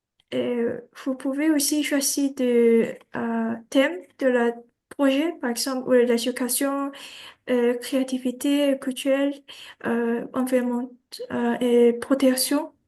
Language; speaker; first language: French; non-native, learner; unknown